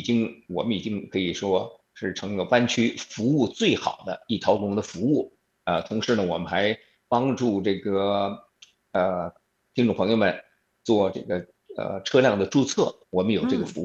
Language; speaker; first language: Chinese; native; Chinese